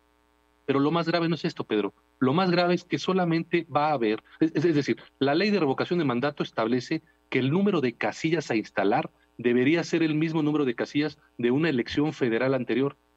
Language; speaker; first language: Spanish; native; Spanish